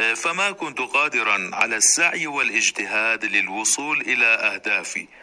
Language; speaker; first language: Arabic; non-native, fluent; Persian